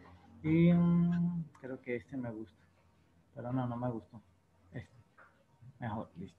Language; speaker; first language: Spanish; native; Spanish